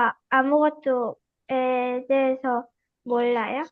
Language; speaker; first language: Korean; early bilingual, heritage; Korean